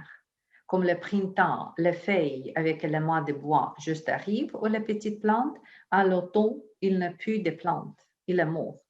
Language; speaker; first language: French; non-native, fluent; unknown